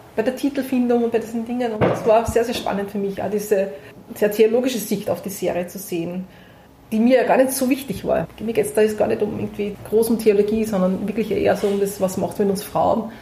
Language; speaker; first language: German; native; German